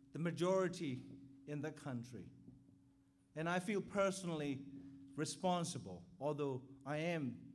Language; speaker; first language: English; non-native, fluent; Burmese